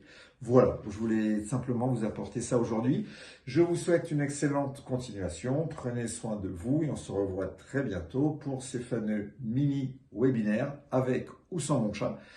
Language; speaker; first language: French; native; French